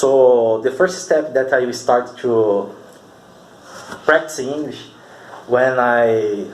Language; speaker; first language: English; non-native, learner; Portuguese